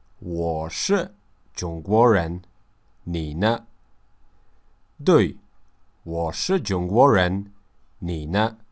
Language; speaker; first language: Chinese; non-native, learner; Russian